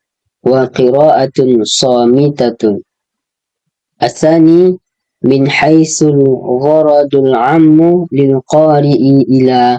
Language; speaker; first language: Arabic; non-native, learner; Indonesian